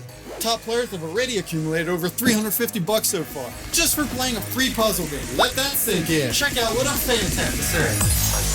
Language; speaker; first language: English; native; English